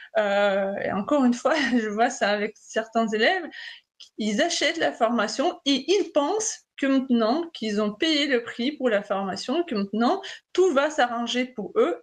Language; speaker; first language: French; non-native, fluent; Russian